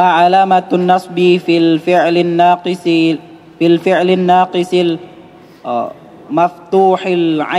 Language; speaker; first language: Arabic; non-native, learner; Indonesian